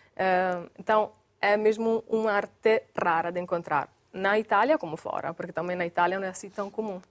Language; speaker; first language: Portuguese; non-native, fluent; Italian